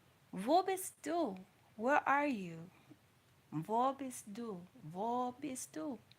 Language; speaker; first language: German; non-native, learner; English